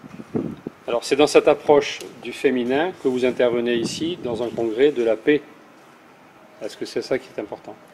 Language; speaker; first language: French; native; French